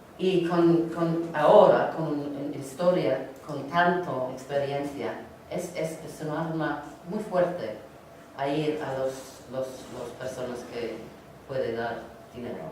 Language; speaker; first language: Spanish; non-native, learner; English